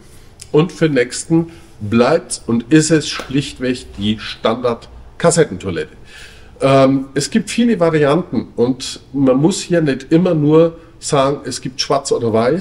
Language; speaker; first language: German; native; German